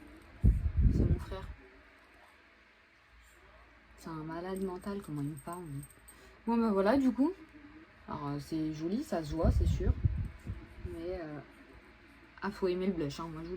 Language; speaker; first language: French; native; French